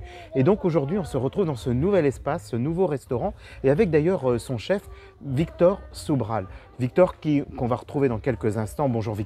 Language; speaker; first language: French; native; French